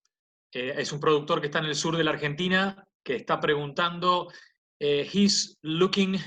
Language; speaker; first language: Spanish; native; Spanish